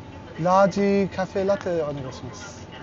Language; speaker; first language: Japanese; non-native, learner; German